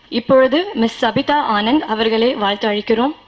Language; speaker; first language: Tamil; native; Tamil